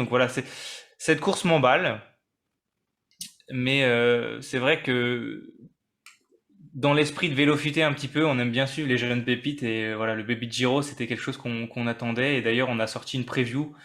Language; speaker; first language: French; native; French